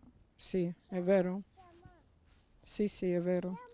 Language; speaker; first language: Italian; non-native, learner; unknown